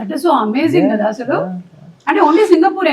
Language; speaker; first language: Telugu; native; Telugu